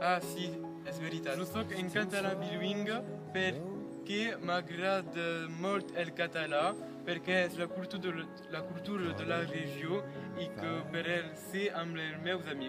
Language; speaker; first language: Catalan; non-native, local second language; French